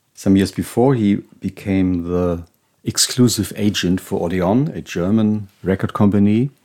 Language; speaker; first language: English; non-native, fluent; German